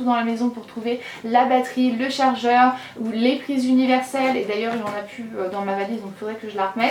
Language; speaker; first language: French; native; French